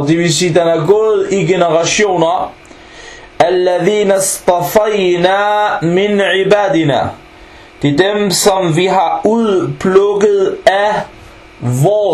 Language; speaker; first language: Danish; early bilingual, other home language; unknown